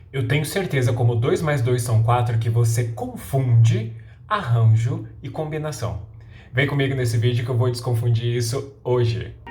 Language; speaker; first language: Portuguese; native; Portuguese